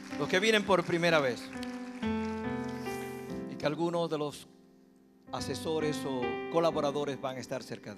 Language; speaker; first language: Spanish; native; Spanish